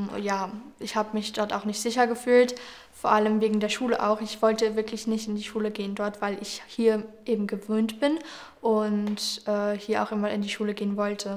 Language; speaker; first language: German; early bilingual, other home language; Georgian